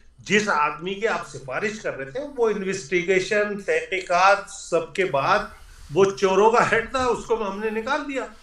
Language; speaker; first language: Urdu; native; Urdu